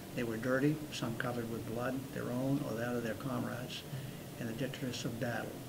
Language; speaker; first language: English; native; English